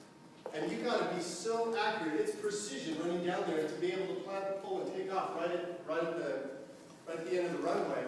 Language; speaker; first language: English; native; English